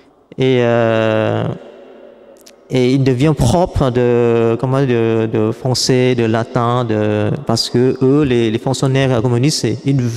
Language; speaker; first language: French; non-native, fluent; Vietnamese